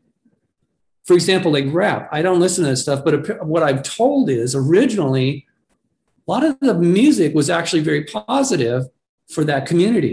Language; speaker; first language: English; native; English